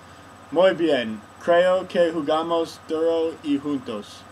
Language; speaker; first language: Spanish; non-native, learner; English